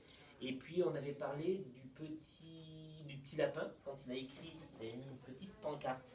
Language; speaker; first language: French; native; French